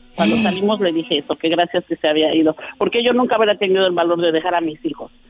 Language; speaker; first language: Spanish; native; Spanish